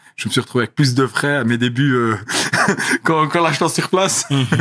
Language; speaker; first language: French; native; French